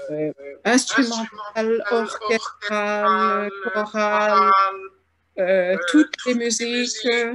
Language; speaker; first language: French; non-native, fluent; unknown